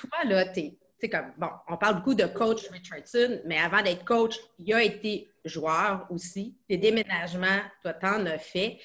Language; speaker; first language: French; native; French